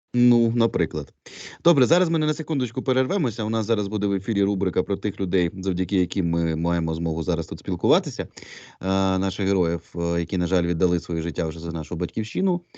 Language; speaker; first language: Ukrainian; native; Ukrainian